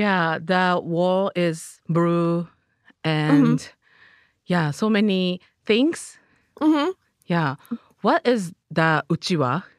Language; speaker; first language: English; non-native, learner; Japanese